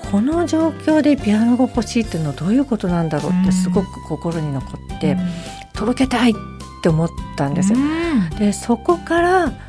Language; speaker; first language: Japanese; native; Japanese